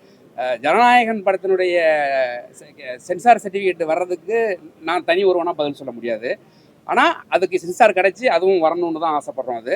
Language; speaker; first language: Tamil; native; Tamil